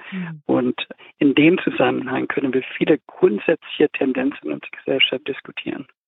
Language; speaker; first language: German; non-native, fluent; English